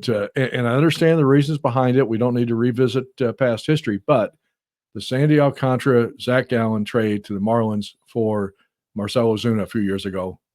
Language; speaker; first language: English; native; English